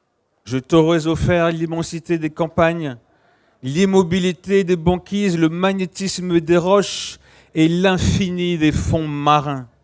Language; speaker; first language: French; native; French